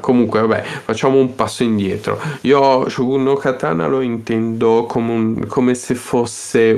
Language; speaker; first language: Italian; native; Italian